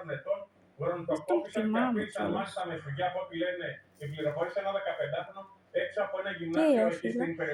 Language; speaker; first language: Greek; native; Greek